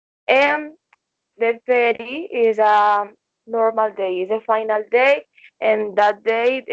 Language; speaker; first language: English; non-native, learner; Spanish